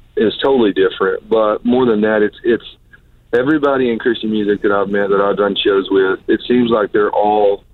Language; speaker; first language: English; native; English